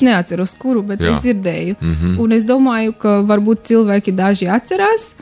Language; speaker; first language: Latvian; non-native, learner; Romanian